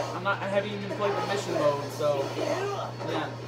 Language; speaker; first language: English; native; English